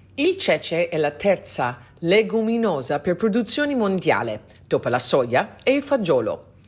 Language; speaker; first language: Italian; non-native, fluent; English